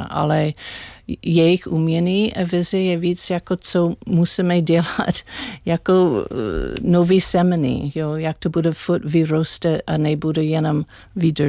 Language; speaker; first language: Czech; non-native, learner; English